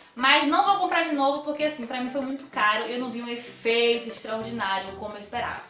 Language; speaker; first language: Portuguese; native; Portuguese